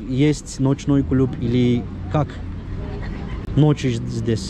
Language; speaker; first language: Russian; non-native, learner; Turkish